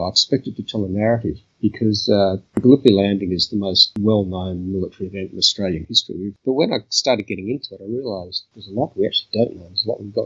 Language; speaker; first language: English; native; English